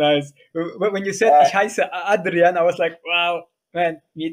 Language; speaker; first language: English; non-native, fluent; German